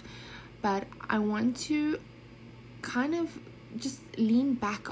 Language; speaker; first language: English; native; English